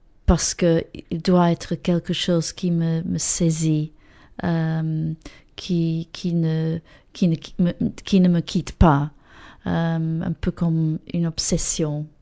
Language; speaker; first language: French; non-native, learner; English